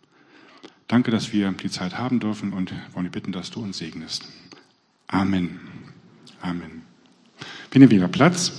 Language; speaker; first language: German; native; German